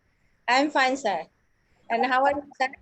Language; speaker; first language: English; non-native, learner; Assamese